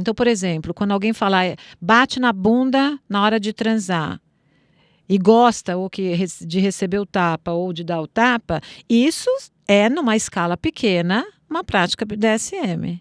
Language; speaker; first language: Portuguese; native; Portuguese